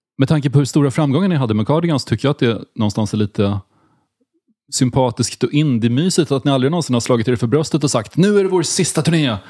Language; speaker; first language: Swedish; native; Swedish